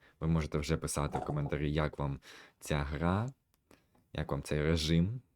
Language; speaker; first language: Ukrainian; native; Ukrainian